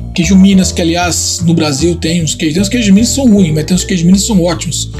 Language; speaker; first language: Portuguese; non-native, fluent; Italian